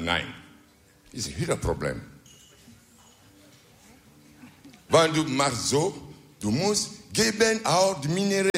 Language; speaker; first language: Dutch; non-native, learner; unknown